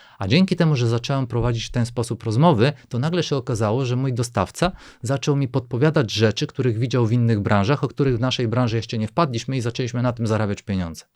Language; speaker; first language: Polish; non-native, fluent; Bulgarian